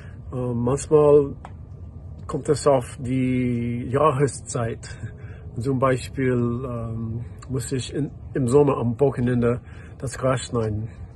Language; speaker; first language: German; non-native, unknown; English